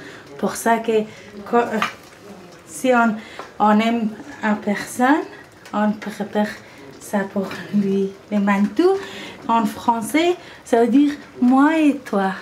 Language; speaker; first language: French; non-native, learner; Persian